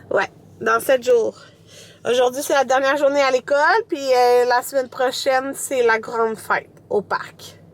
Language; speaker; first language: French; native; French